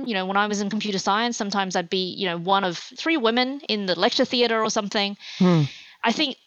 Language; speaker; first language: English; native; English